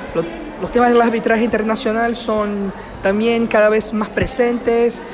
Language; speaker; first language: Spanish; non-native, fluent; Portuguese